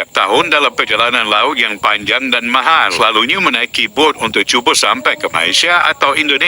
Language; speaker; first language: Malay; native; Malay